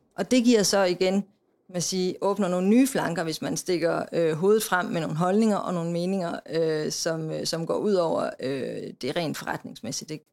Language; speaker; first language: Danish; native; Danish